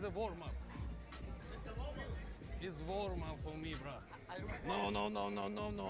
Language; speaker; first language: English; non-native, learner; Russian